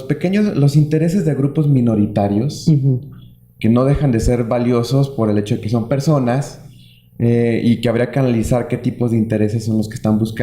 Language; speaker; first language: Spanish; native; Spanish